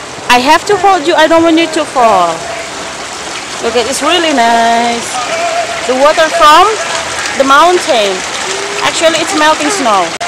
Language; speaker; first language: English; non-native, fluent; Indonesian